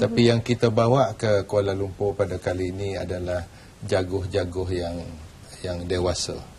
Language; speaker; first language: Malay; non-native, local second language; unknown